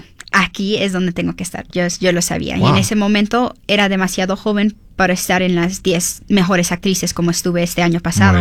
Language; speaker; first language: Spanish; early bilingual, heritage; Spanish